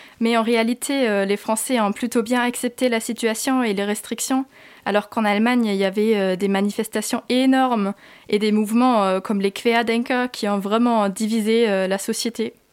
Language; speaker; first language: French; non-native, fluent; German